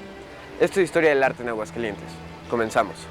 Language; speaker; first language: Spanish; native; Spanish